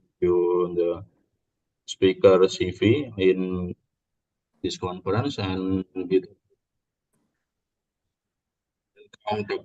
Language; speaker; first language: English; non-native, learner; Indonesian